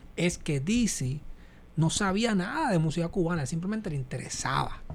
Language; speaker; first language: Spanish; native; Spanish